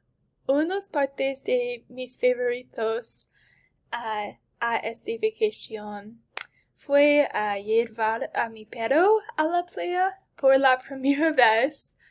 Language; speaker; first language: Spanish; non-native, learner; English